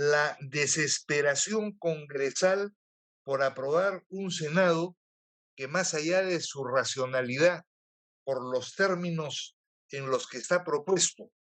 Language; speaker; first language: Spanish; native; Spanish